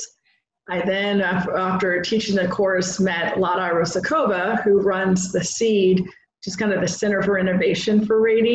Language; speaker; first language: English; native; English